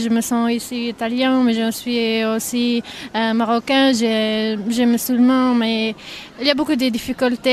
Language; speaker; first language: French; non-native, fluent; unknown